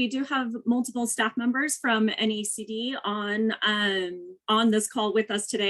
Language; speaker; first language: English; native; English